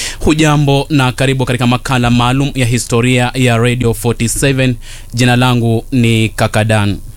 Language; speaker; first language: Swahili; non-native, local second language; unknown